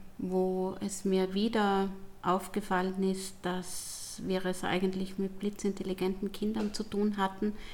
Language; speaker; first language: German; native; German